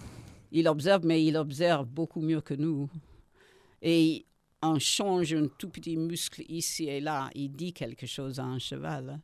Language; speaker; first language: French; non-native, learner; English